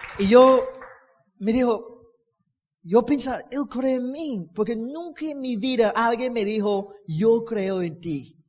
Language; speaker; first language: Spanish; non-native, learner; English